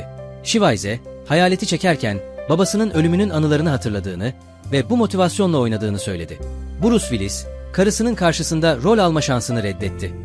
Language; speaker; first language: Turkish; native; Turkish